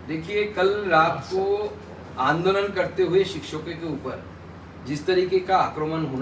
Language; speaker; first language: Hindi; non-native, local second language; Bangla